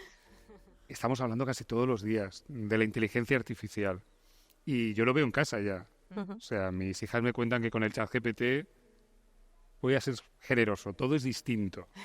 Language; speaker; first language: Spanish; native; Spanish